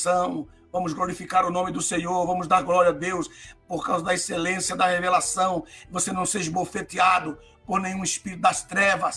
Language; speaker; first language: Portuguese; native; Portuguese